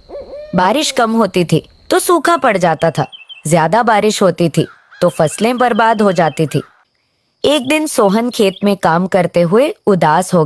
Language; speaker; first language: Hindi; native; Hindi